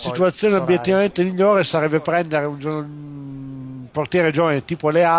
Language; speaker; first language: Italian; native; Italian